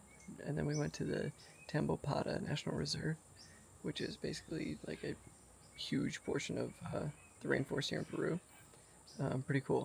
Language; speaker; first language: English; native; English